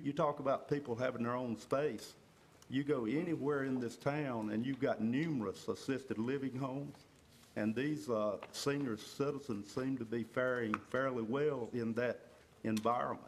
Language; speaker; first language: English; native; English